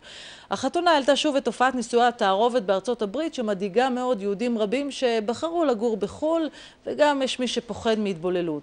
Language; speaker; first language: Hebrew; native; Hebrew